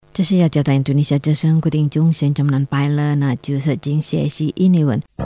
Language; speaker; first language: Chinese; non-native, learner; Indonesian